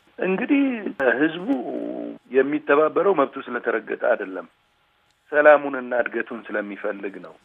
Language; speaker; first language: Amharic; non-native, local second language; Tigrinya